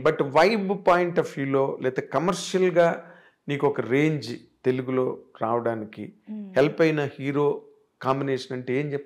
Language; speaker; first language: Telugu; native; Telugu